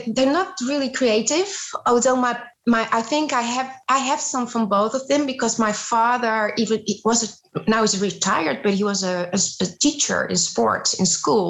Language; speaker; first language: English; non-native, fluent; Dutch